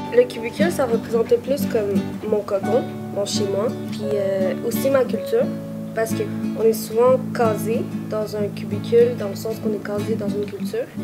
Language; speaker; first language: French; early bilingual, other home language; Spanish